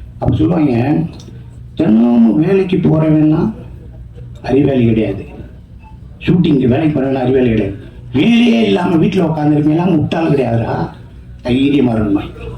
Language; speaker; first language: Tamil; native; Tamil